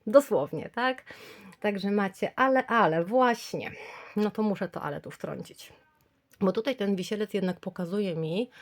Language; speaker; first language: Polish; native; Polish